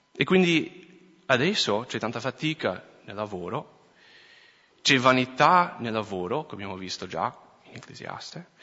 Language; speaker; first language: Italian; non-native, fluent; English